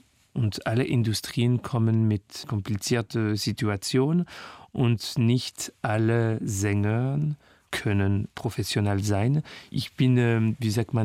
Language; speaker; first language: German; non-native, learner; French